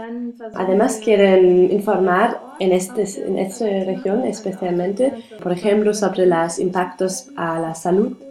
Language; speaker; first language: Spanish; non-native, learner; German